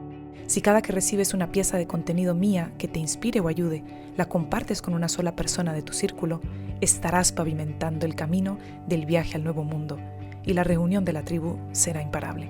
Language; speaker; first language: Spanish; native; Spanish